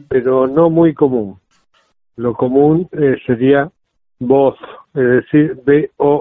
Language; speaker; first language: Spanish; native; Spanish